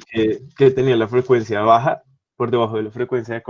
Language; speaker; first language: Spanish; native; Spanish